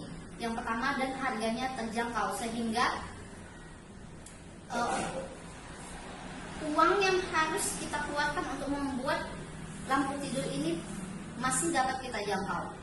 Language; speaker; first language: Indonesian; native; Indonesian